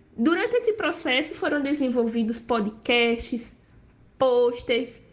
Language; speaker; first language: Portuguese; native; Portuguese